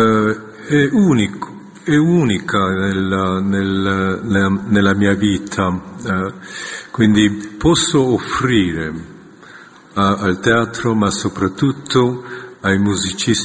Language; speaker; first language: Italian; non-native, fluent; Korean